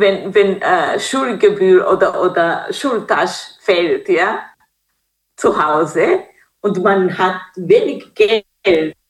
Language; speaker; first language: German; non-native, fluent; Kinyarwanda